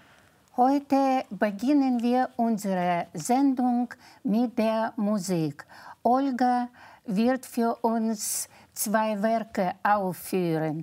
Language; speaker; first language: German; non-native, fluent; Russian